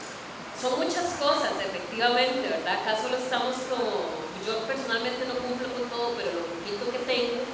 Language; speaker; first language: Spanish; native; Spanish